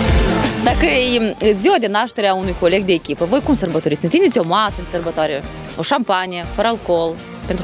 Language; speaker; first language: Romanian; native; Romanian